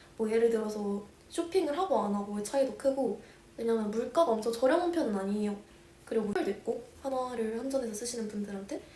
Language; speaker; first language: Korean; native; Korean